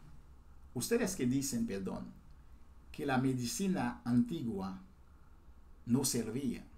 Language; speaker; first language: Spanish; non-native, fluent; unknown